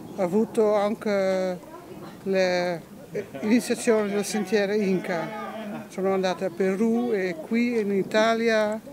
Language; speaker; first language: Italian; non-native, learner; Dutch